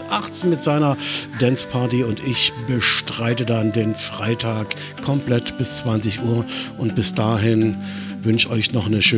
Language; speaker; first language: German; native; German